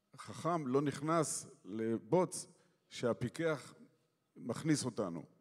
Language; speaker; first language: Hebrew; non-native, fluent; Yiddish